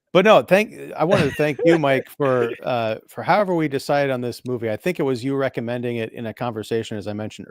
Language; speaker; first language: English; native; English